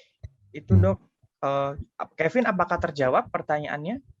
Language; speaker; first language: Indonesian; native; Indonesian